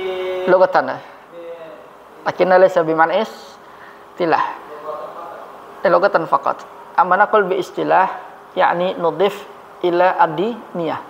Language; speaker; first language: Arabic; non-native, fluent; Indonesian